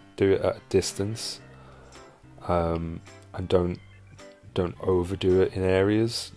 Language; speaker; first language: English; native; English